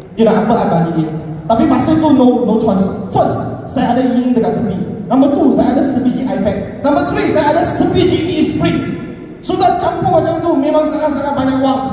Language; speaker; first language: Malay; non-native, local second language; Chinese